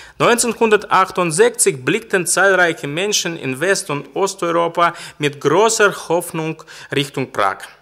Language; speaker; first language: German; non-native, fluent; Russian